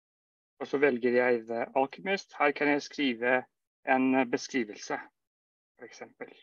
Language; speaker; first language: Norwegian; non-native, fluent; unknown